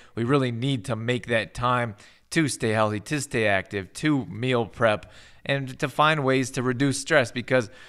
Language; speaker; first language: English; native; English